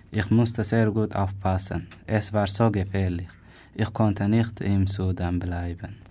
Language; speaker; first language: German; non-native, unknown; Tigrinya